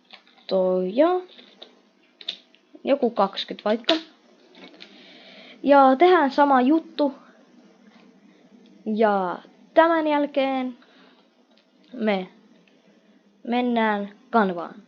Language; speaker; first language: Finnish; non-native, fluent; Russian